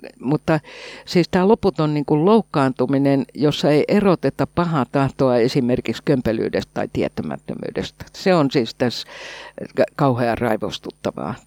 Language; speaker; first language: Finnish; native; Finnish